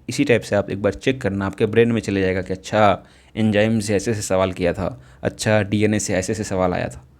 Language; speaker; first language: Hindi; native; Hindi